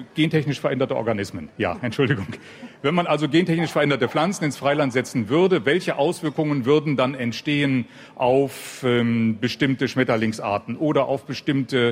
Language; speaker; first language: German; native; German